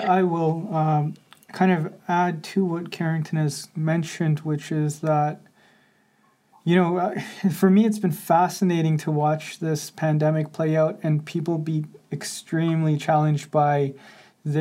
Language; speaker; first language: English; non-native, fluent; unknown